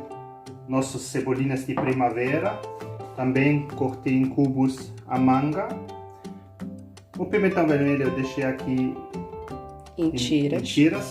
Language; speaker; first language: Portuguese; non-native, learner; German